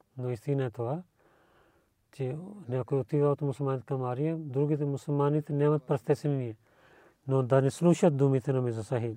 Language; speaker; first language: Bulgarian; non-native, learner; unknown